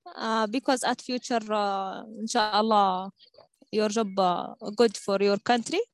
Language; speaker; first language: English; non-native, learner; Arabic